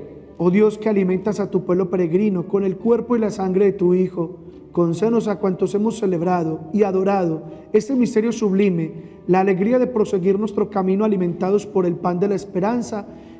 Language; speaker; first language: Spanish; native; Spanish